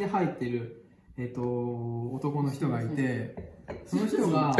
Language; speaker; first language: French; non-native, learner; Japanese